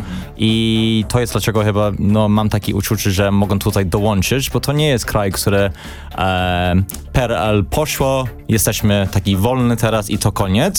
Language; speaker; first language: Polish; non-native, learner; English